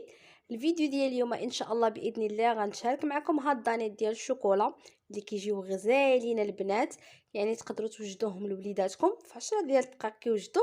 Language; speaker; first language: Arabic; native; Arabic